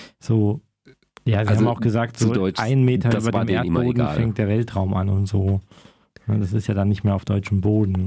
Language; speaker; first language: German; native; German